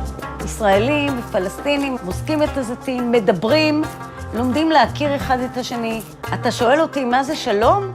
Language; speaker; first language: Hebrew; native; Hebrew